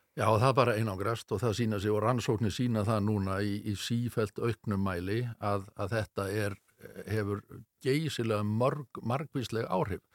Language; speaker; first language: Icelandic; native; Icelandic